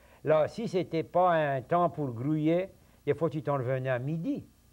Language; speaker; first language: French; early bilingual, heritage; French